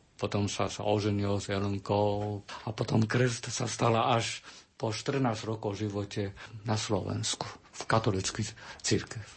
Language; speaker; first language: Slovak; non-native, learner; Chinese